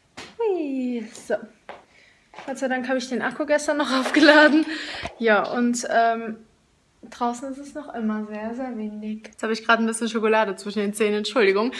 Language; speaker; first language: German; native; German